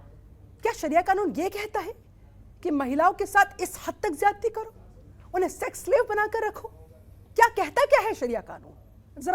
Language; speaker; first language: Hindi; native; Hindi